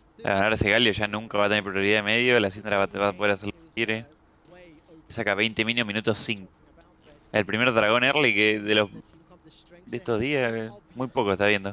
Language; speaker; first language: Spanish; native; Spanish